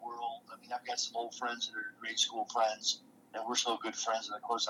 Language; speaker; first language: English; native; English